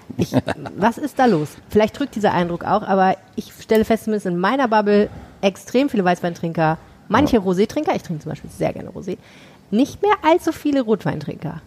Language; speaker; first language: German; native; German